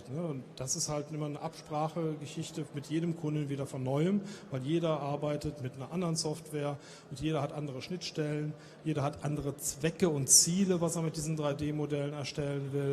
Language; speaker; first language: German; native; German